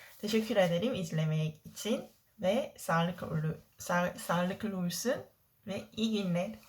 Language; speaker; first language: Turkish; non-native, learner; Korean